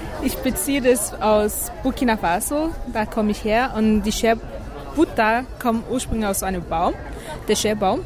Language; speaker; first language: German; non-native, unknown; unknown